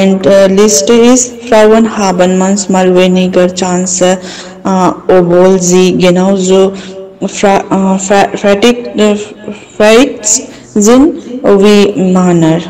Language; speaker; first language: German; non-native, learner; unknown